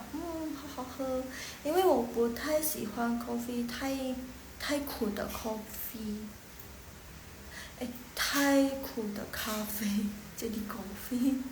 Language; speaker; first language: Chinese; non-native, fluent; Indonesian